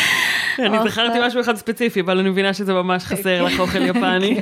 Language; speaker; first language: Hebrew; native; Hebrew